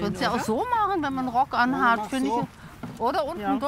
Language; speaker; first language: German; native; German